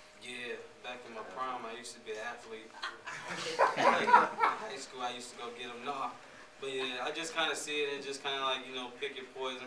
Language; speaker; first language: English; native; English